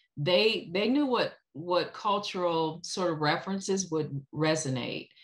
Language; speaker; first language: English; native; English